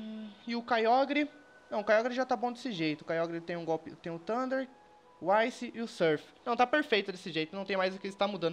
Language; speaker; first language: Portuguese; native; Portuguese